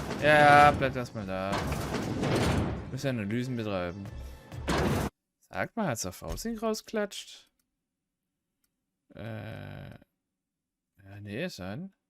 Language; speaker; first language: German; native; German